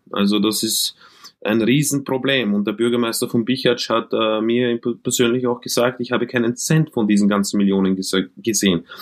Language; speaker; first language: German; early bilingual, other home language; Croatian